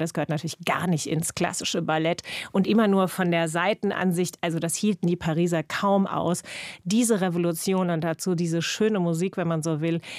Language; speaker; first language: German; non-native, fluent; English